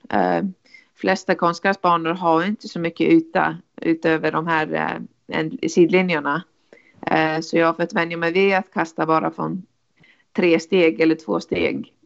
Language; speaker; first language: Swedish; non-native, fluent; Icelandic